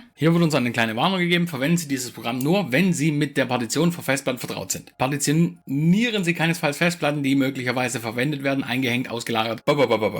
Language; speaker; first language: German; native; German